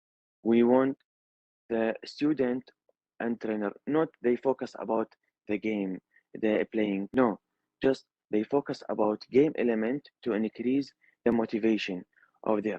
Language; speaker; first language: English; non-native, learner; Arabic